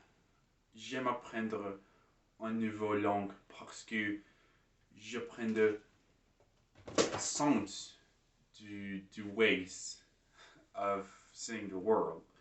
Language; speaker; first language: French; non-native, learner; English